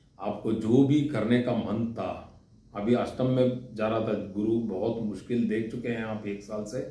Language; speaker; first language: Hindi; non-native, local second language; Kannada